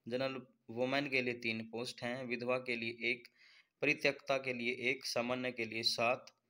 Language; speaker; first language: Hindi; native; Hindi